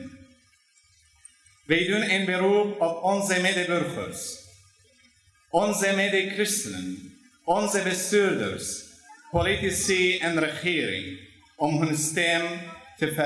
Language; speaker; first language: Dutch; non-native, fluent; Turoyo